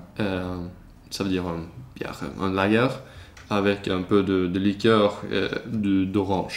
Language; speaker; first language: French; non-native, learner; Swedish